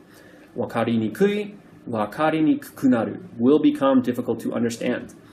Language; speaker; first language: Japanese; non-native, fluent; English